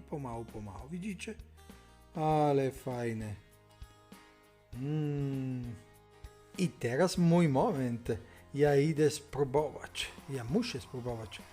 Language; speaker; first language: Polish; non-native, learner; Italian